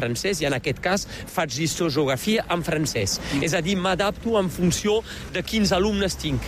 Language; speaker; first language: Catalan; native; Catalan